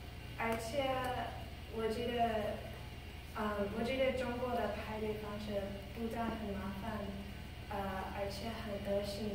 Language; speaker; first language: Chinese; non-native, learner; English